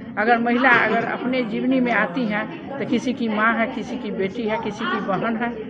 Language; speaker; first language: Hindi; native; Hindi